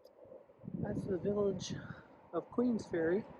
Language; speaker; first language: English; native; English